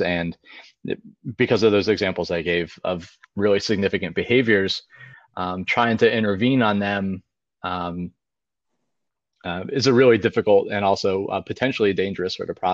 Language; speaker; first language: English; native; English